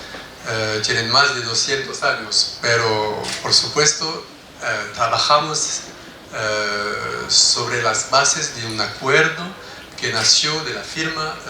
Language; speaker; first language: Spanish; non-native, fluent; French